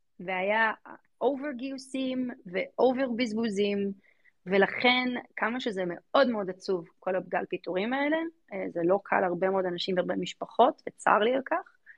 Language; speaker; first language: Hebrew; early bilingual, other home language; English